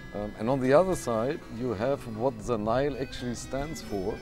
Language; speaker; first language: English; non-native, fluent; German